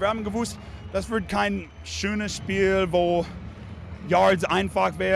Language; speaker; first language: German; non-native, fluent; English